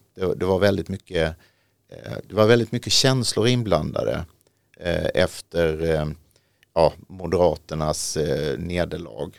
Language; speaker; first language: Swedish; native; Swedish